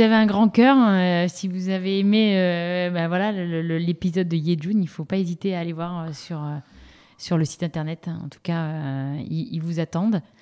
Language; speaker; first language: French; native; French